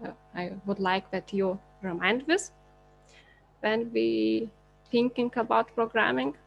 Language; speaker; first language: English; non-native, learner; Lithuanian